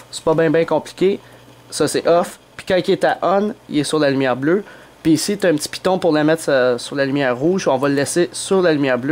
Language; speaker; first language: French; native; French